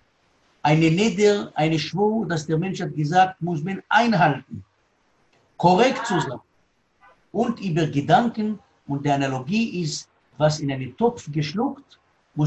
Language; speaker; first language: German; non-native, learner; Hebrew